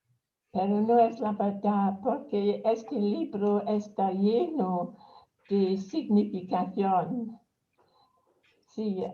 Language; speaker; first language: Spanish; non-native, fluent; English